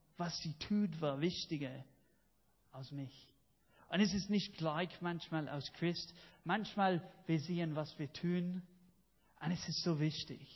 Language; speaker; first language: German; non-native, fluent; English